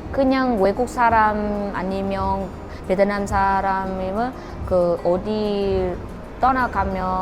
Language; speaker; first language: Korean; non-native, learner; Vietnamese